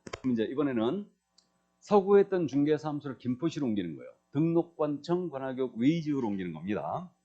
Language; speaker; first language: Korean; native; Korean